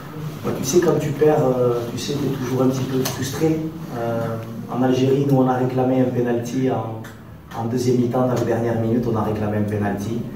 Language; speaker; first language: French; native; French